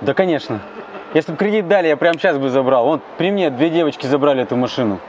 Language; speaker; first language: Russian; native; Russian